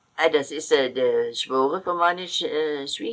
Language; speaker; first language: German; native; German